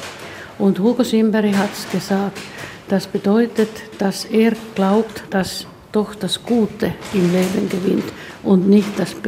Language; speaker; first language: German; non-native, fluent; Finnish